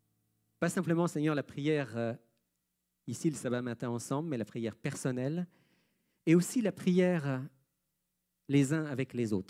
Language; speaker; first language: French; native; French